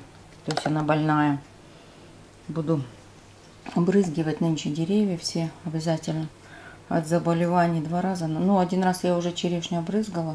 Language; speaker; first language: Russian; native; Russian